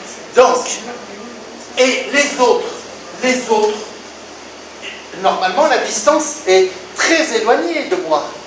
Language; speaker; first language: French; native; French